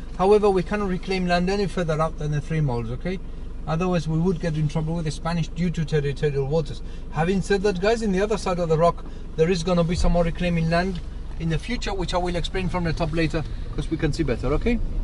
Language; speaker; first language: English; non-native, local second language; Spanish